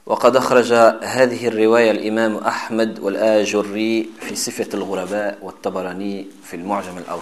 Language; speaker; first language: Arabic; non-native, fluent; French